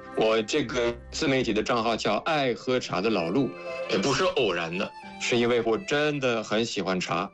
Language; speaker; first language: Chinese; non-native, fluent; French